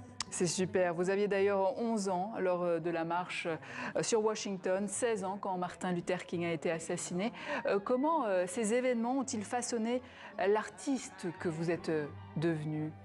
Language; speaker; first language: French; native; French